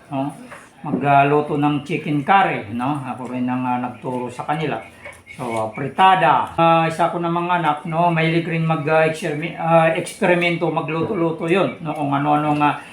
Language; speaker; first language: Filipino; native; Filipino